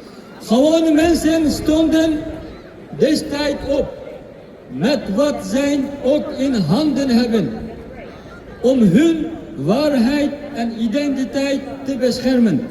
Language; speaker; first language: Dutch; non-native, fluent; Uyghur